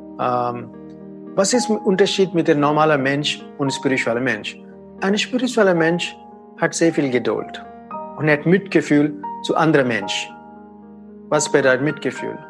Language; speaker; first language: German; non-native, fluent; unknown